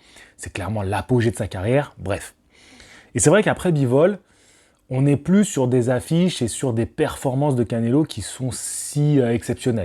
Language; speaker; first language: French; native; French